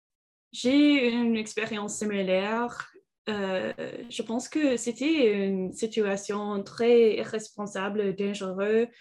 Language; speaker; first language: French; non-native, learner; English